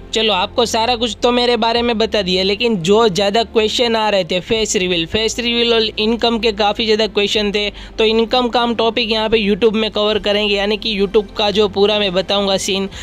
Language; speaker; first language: Hindi; non-native, local second language; Gujarati